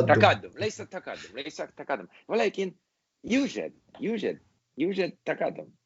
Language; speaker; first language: Arabic; non-native, learner; English